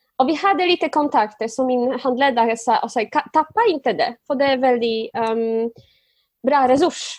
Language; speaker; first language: Swedish; non-native, fluent; Polish